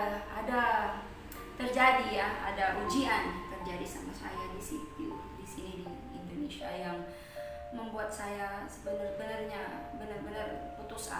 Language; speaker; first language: Indonesian; non-native, fluent; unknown